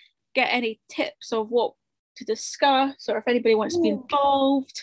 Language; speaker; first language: English; native; English